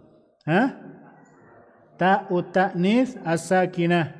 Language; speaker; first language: Arabic; non-native, fluent; Indonesian